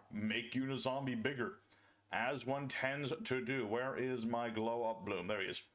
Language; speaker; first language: English; native; English